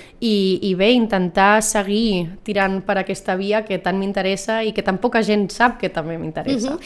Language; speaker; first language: Catalan; native; Catalan